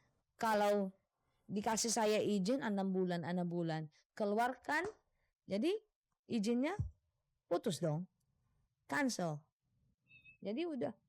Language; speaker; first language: Indonesian; non-native, fluent; Filipino